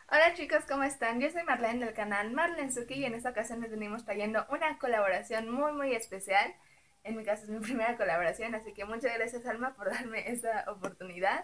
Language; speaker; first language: Spanish; native; Spanish